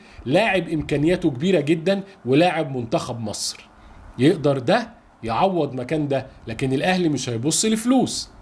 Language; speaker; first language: Arabic; native; Arabic